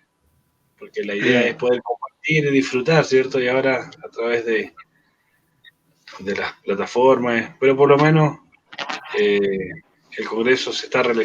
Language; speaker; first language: Spanish; native; Spanish